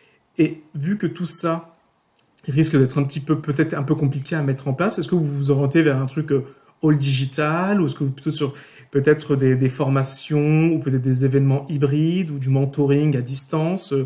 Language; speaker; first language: French; native; French